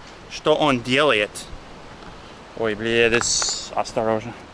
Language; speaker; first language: Russian; non-native, learner; English